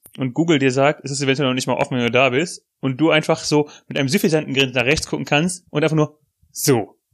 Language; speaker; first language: German; native; German